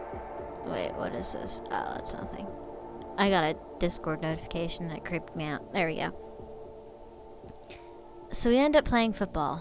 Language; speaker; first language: English; native; English